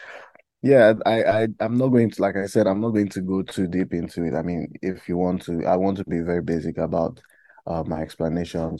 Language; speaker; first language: English; non-native, local second language; Yoruba